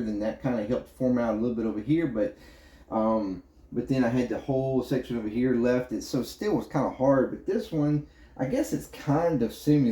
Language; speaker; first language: English; native; English